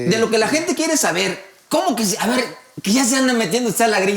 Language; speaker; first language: Spanish; native; Spanish